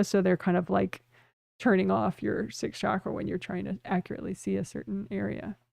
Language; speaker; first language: English; native; English